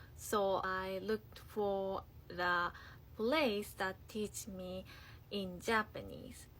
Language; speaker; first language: English; non-native, fluent; Japanese